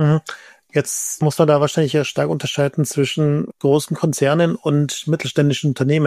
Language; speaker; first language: German; native; German